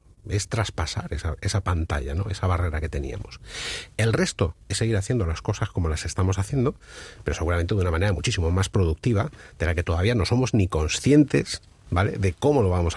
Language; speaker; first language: Spanish; native; Spanish